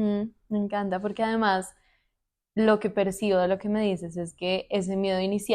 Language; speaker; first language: Spanish; native; Spanish